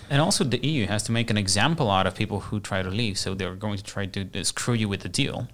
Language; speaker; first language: English; non-native, fluent; Bulgarian